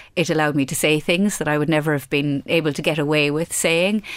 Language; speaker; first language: English; native; English